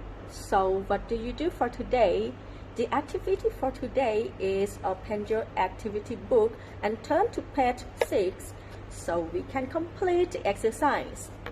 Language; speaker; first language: English; non-native, learner; Thai